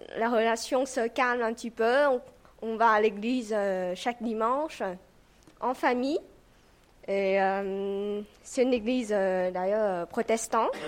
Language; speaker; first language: French; non-native, fluent; Vietnamese